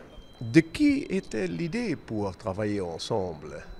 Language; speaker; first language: French; non-native, fluent; Dutch